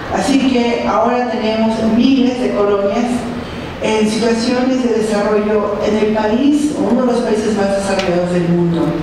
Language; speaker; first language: Spanish; early bilingual, heritage; Spanish